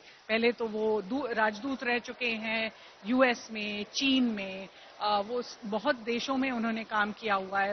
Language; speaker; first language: Hindi; native; Hindi